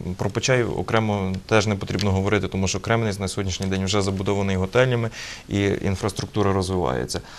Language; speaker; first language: Ukrainian; native; Ukrainian